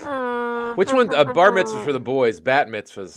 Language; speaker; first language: English; native; English